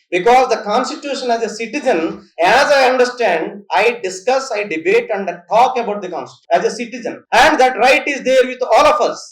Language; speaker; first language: English; non-native, local second language; Telugu